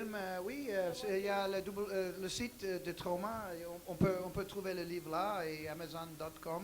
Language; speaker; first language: French; non-native, learner; English